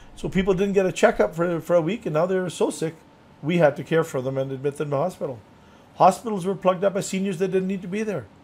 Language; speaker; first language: English; native; English